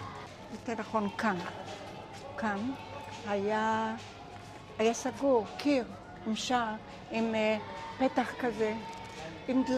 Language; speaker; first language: Hebrew; non-native, local second language; Ladino